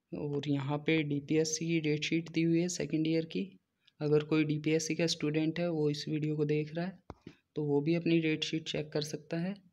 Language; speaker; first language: Hindi; native; Hindi